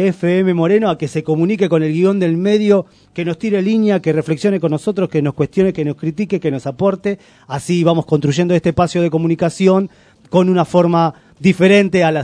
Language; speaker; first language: Spanish; native; Spanish